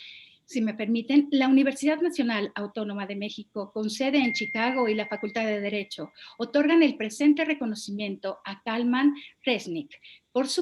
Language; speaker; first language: Spanish; native; Spanish